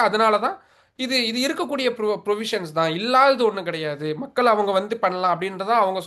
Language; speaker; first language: Tamil; native; Tamil